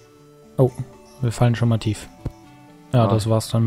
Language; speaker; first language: German; native; German